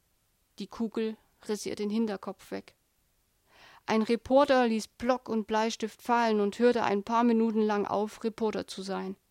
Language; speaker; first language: German; native; German